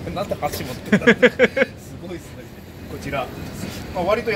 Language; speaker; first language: Japanese; native; Japanese